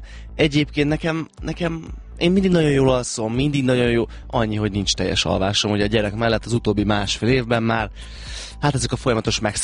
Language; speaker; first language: Hungarian; native; Hungarian